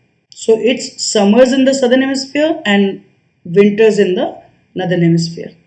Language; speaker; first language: English; non-native, local second language; Hindi